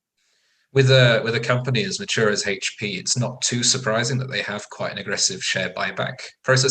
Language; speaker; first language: English; native; English